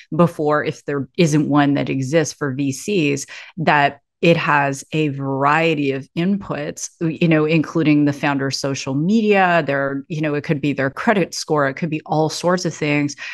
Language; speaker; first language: English; native; English